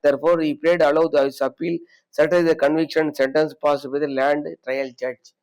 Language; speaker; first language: English; non-native, local second language; Tamil